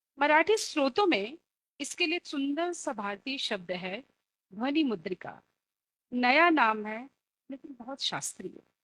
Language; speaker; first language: Hindi; native; Hindi